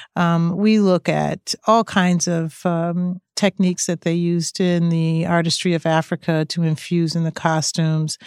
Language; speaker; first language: English; native; English